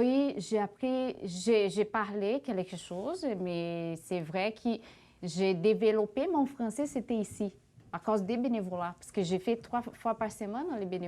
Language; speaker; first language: French; non-native, fluent; Portuguese